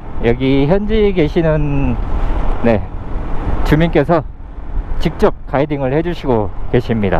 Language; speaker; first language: Korean; native; Korean